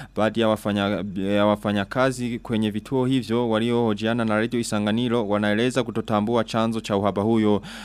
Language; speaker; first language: Swahili; non-native, local second language; Rundi